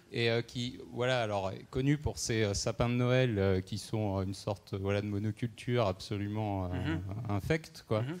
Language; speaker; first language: French; native; French